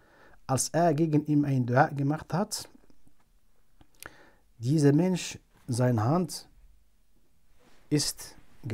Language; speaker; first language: German; non-native, fluent; Arabic